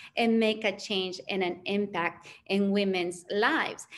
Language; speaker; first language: English; early bilingual, other home language; Spanish